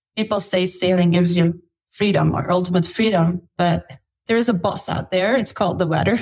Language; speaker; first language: English; non-native, fluent; Dutch